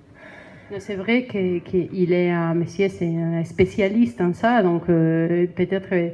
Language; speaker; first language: French; non-native, learner; Spanish